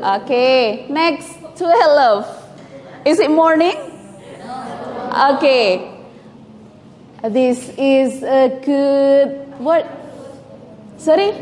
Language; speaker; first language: English; non-native, fluent; Indonesian